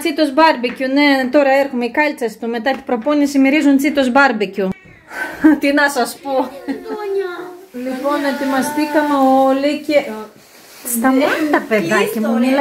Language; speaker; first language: Greek; native; Greek